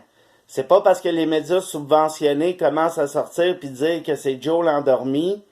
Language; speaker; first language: French; native; French